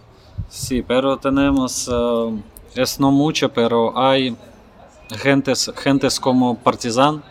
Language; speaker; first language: Spanish; non-native, learner; Russian